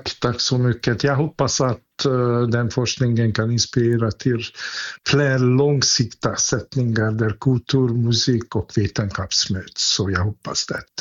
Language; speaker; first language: Swedish; non-native, fluent; Hungarian